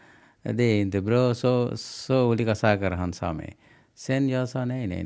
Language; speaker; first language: Swedish; non-native, learner; Sinhala